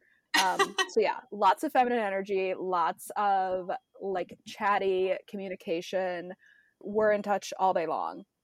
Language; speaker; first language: English; native; English